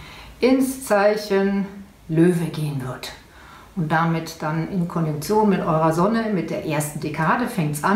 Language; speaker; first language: German; native; German